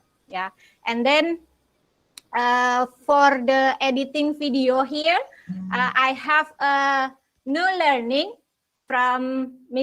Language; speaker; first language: English; non-native, learner; Indonesian